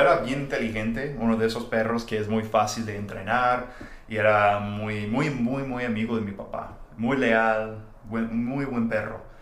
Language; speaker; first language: Spanish; non-native, fluent; English